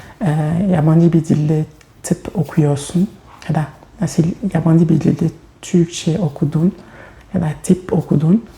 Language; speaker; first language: Turkish; non-native, fluent; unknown